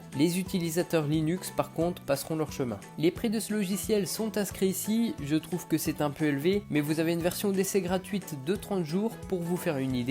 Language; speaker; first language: French; native; French